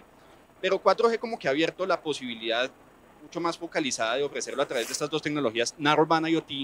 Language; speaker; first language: Spanish; native; Spanish